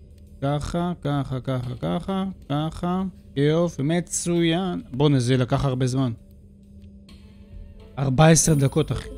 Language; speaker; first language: Hebrew; native; Hebrew